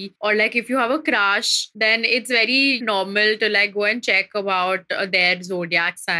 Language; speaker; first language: English; non-native, local second language; Hindi